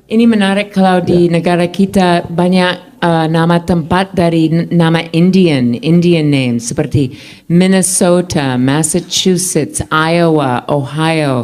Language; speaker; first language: Indonesian; non-native, fluent; English